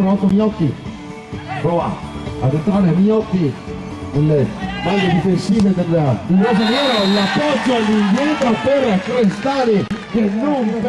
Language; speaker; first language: Italian; native; Italian